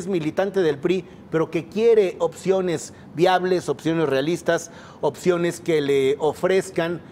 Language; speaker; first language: Spanish; native; Spanish